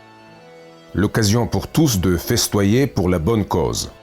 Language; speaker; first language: French; native; French